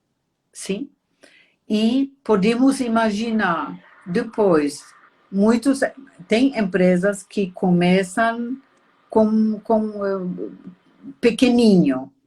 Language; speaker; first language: Portuguese; non-native, fluent; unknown